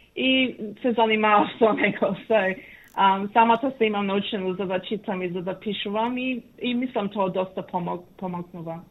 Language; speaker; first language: Macedonian; early bilingual, heritage; Macedonian